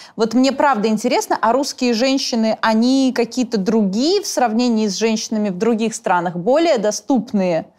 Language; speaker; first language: Russian; non-native, fluent; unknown